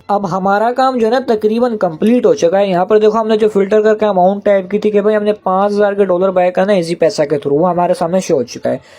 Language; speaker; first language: Urdu; non-native, local second language; Punjabi